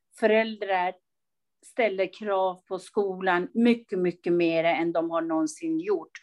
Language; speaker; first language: Swedish; non-native, fluent; Persian